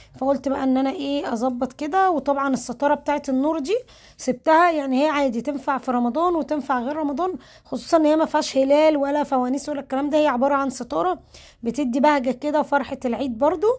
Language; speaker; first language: Arabic; native; Arabic